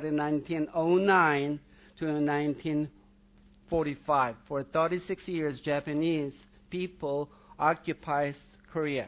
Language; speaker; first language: English; non-native, fluent; Korean